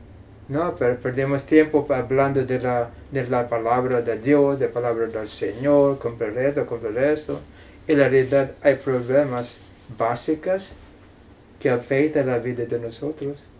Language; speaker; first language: Spanish; non-native, fluent; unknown